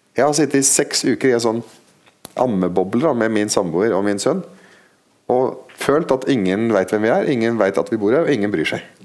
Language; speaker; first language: Norwegian; non-native, fluent; Arabic